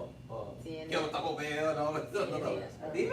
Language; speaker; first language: Spanish; non-native, fluent; English